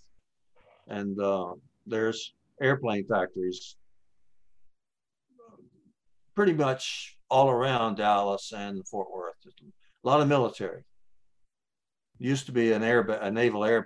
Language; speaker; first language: English; native; English